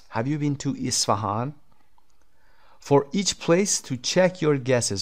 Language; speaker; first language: English; non-native, fluent; Persian